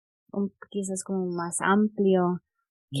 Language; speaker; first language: Spanish; non-native, fluent; English